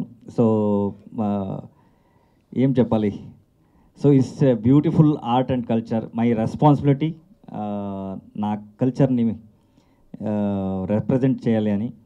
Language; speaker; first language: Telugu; non-native, learner; Kannada